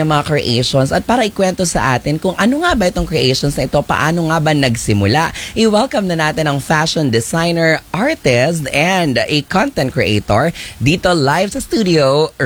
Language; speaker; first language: Filipino; native; Filipino